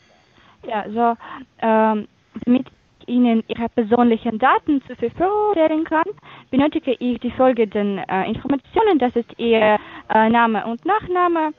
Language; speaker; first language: German; non-native, fluent; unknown